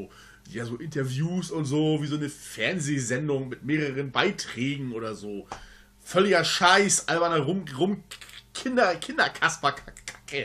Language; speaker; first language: German; native; German